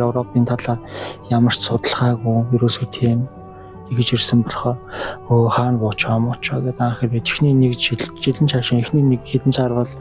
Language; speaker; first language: Mongolian; native; Mongolian